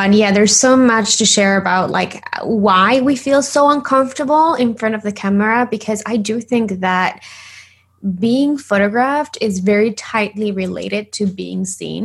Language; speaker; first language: English; non-native, fluent; Spanish